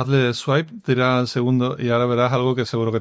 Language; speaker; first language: Spanish; native; Spanish